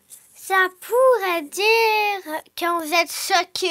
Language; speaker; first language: French; early bilingual, other home language; Ukrainian